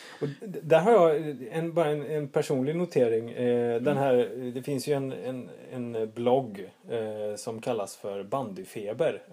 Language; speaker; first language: Swedish; native; Swedish